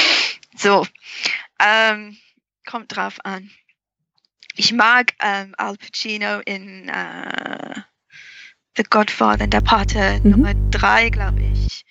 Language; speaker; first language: German; non-native, fluent; English